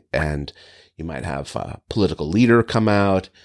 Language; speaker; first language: English; native; English